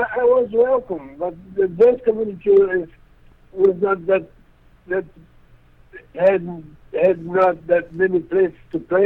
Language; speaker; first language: English; non-native, fluent; Portuguese